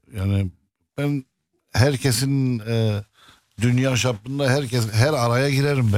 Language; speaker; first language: Turkish; non-native, local second language; Arabic